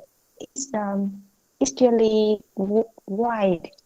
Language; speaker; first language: English; non-native, fluent; Vietnamese